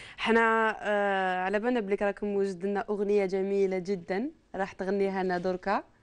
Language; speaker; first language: Arabic; native; Arabic